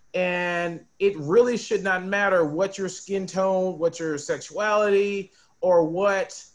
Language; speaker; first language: English; native; English